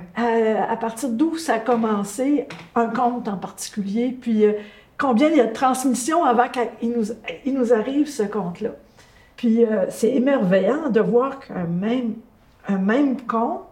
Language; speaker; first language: French; native; French